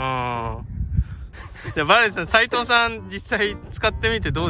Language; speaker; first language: Japanese; native; Japanese